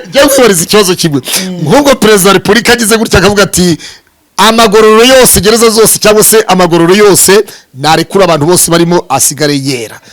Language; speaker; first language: Kinyarwanda; native; Kinyarwanda